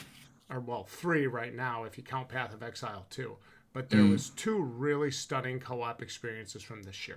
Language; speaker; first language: English; native; English